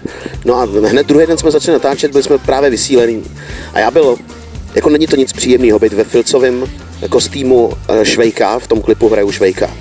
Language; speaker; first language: Czech; native; Czech